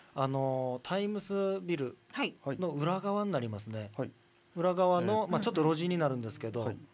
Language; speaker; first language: Japanese; native; Japanese